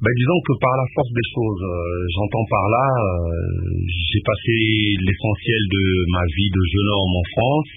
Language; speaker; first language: French; non-native, local second language; Lingala